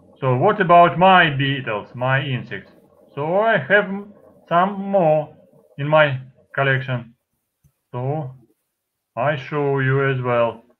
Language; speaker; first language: English; non-native, fluent; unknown